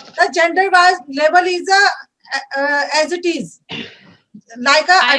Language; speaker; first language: English; non-native, learner; Hindi